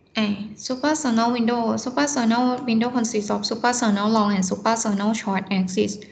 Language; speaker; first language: English; non-native, fluent; Thai